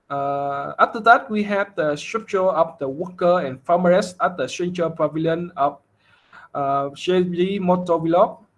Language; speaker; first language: English; non-native, learner; Vietnamese